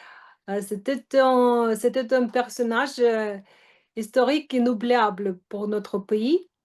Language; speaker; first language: French; non-native, fluent; Russian